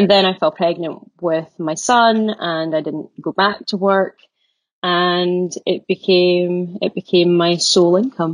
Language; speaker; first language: English; native; English